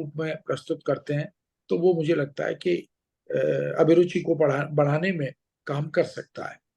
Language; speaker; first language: Hindi; native; Hindi